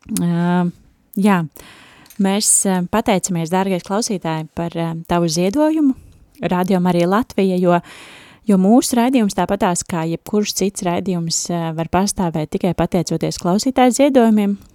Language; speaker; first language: Latvian; native; Latvian